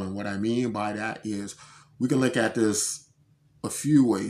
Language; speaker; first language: English; native; English